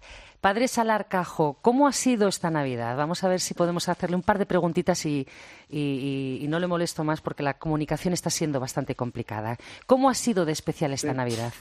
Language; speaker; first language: Spanish; native; Spanish